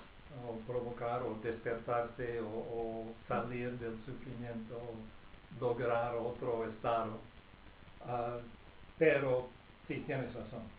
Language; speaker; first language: Spanish; non-native, fluent; English